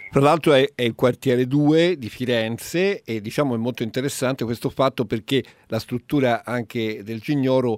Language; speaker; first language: Italian; native; Italian